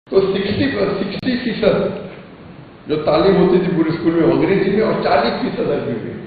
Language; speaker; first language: Urdu; non-native, local second language; Konkani